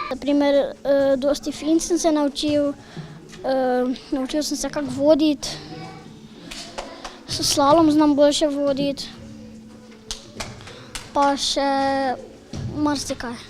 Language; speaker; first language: Slovenian; native; Slovenian